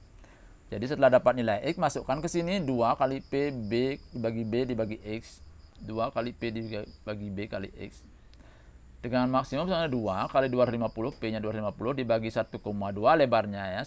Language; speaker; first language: Indonesian; native; Indonesian